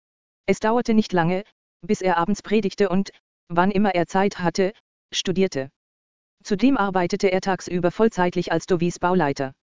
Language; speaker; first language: German; native; German